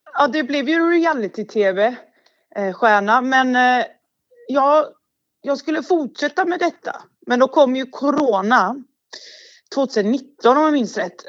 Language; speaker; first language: Swedish; early bilingual, other home language; Bosnian